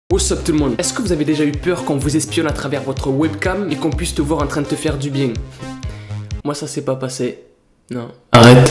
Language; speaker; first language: French; native; French